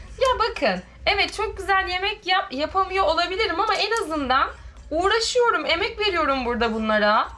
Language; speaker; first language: Turkish; native; Turkish